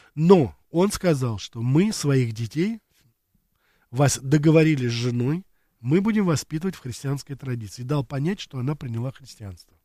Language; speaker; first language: Russian; native; Russian